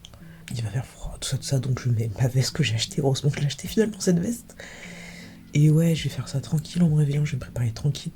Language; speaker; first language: French; native; French